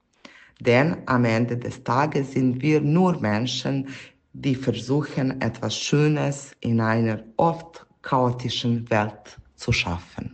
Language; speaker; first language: German; non-native, fluent; Serbian